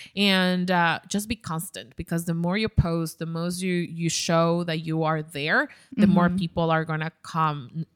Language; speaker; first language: English; non-native, fluent; Spanish